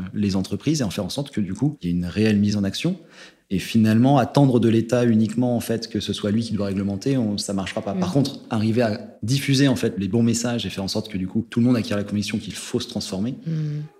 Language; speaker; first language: French; native; French